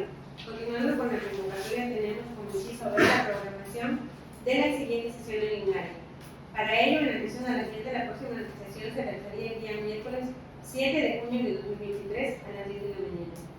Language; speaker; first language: Spanish; native; Spanish